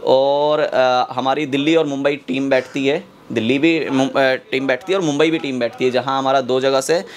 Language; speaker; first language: Hindi; native; Hindi